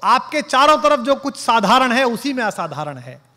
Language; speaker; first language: Hindi; native; Hindi